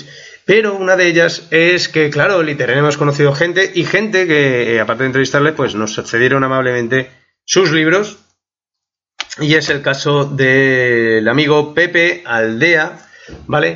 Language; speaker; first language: Spanish; native; Spanish